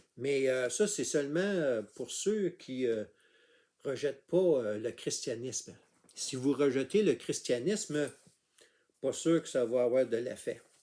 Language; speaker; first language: French; native; French